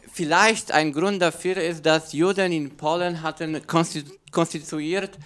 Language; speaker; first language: German; non-native, learner; Polish